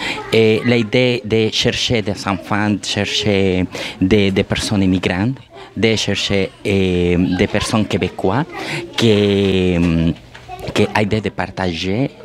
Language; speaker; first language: French; non-native, learner; Spanish